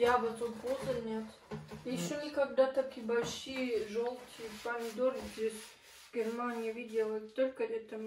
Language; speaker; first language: Russian; early bilingual, heritage; Russian